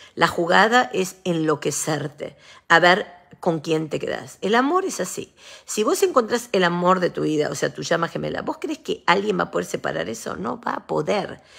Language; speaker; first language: Spanish; native; Spanish